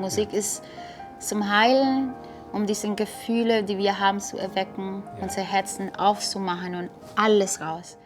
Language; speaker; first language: German; non-native, fluent; Spanish